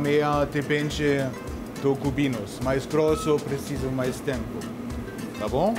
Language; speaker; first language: Portuguese; non-native, learner; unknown